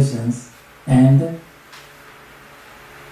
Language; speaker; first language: English; non-native, learner; Sinhala